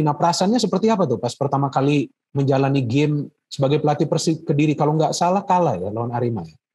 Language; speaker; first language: Indonesian; native; Indonesian